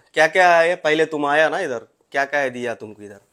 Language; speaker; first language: Hindi; non-native, local second language; Telugu